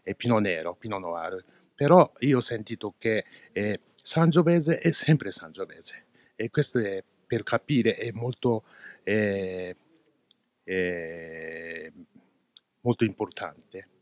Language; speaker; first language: Italian; non-native, learner; Japanese